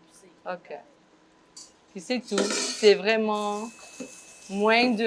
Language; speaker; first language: French; non-native, fluent; English